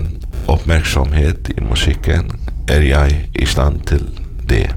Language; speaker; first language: Danish; non-native, local second language; Faroese